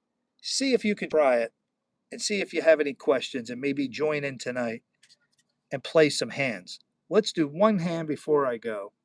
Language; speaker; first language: English; native; English